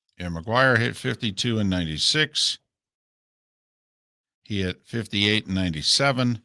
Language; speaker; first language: English; native; English